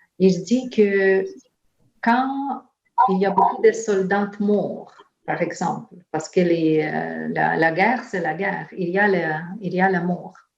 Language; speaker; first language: French; non-native, fluent; Ukrainian